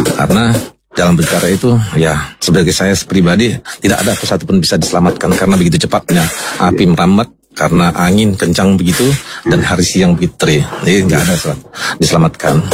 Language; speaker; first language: Indonesian; non-native, local second language; Batak Toba